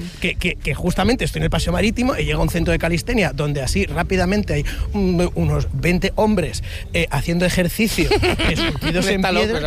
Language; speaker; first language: Spanish; native; Spanish